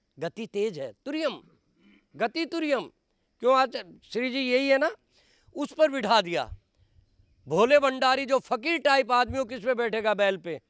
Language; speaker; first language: Hindi; native; Hindi